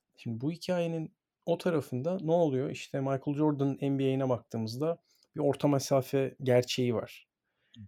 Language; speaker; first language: Turkish; native; Turkish